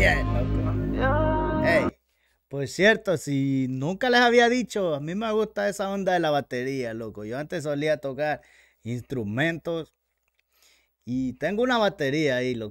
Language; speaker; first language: Spanish; native; Spanish